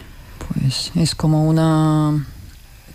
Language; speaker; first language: Spanish; non-native, learner; Russian